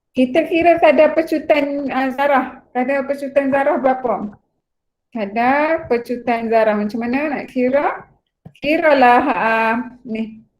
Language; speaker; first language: Malay; native; Malay